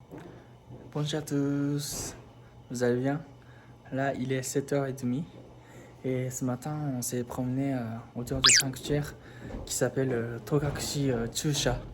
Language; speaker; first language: French; non-native, fluent; Japanese